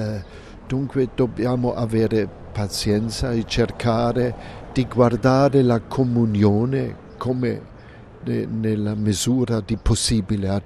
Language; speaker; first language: Italian; non-native, fluent; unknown